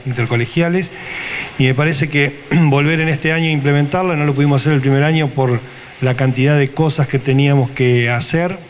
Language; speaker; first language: Spanish; native; Spanish